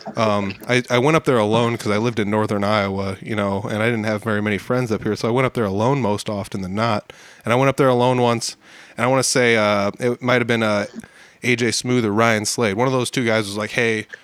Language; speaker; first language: English; native; English